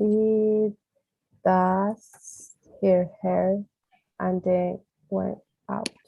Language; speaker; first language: English; non-native, learner; Portuguese